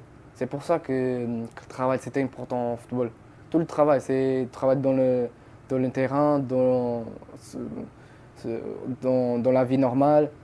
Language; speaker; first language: French; non-native, fluent; Portuguese